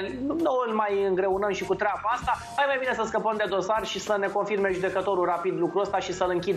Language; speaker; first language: Romanian; native; Romanian